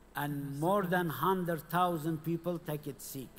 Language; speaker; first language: English; non-native, learner; Kurdish